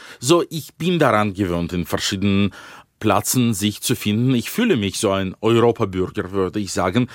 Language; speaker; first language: German; non-native, fluent; Russian